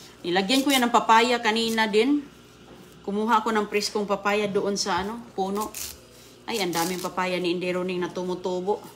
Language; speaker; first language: Filipino; non-native, local second language; Cebuano